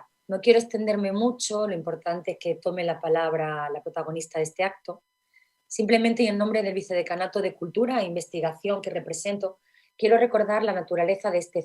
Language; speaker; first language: Spanish; native; Spanish